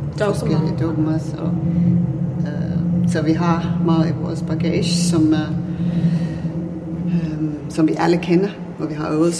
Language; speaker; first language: Danish; non-native, fluent; Finnish